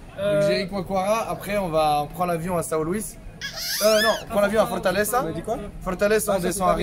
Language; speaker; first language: French; native; French